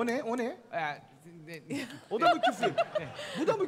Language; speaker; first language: Turkish; native; Turkish